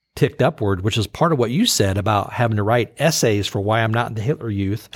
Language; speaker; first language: English; native; English